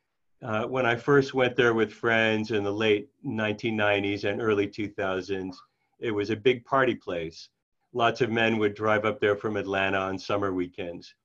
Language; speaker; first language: English; native; English